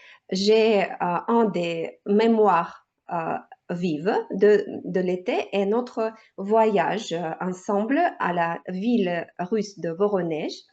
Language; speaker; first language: French; non-native, learner; Russian